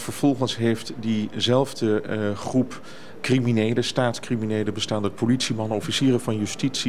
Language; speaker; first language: Dutch; native; Dutch